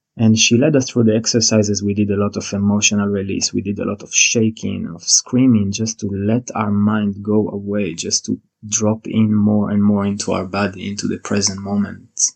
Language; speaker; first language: English; non-native, fluent; Hebrew